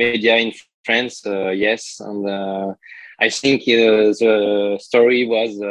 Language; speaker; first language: English; non-native, learner; French